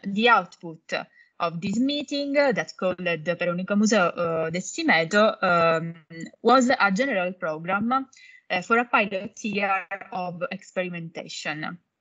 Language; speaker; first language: English; non-native, fluent; Italian